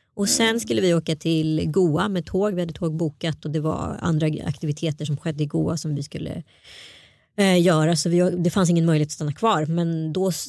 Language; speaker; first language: Swedish; early bilingual, other home language; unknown